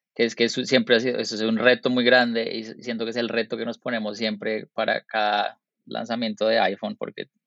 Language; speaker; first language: Spanish; native; Spanish